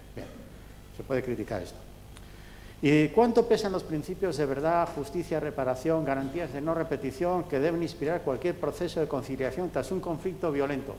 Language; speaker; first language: Spanish; native; Spanish